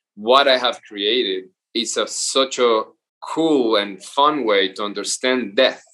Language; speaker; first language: English; non-native, fluent; Spanish